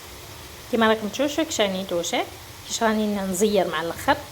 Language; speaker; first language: Arabic; native; Arabic